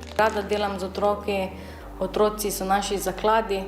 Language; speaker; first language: Slovenian; early bilingual, other home language; Albanian